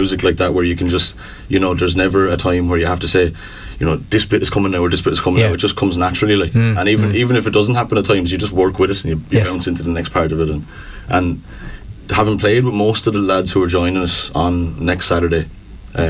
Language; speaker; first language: English; native; English